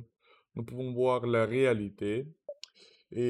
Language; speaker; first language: French; non-native, learner; Russian